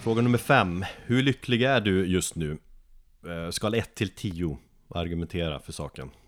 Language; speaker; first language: Swedish; native; Swedish